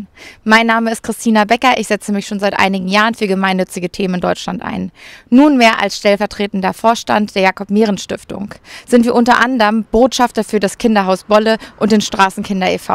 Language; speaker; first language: German; native; German